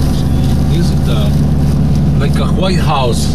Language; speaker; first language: English; non-native, learner; Spanish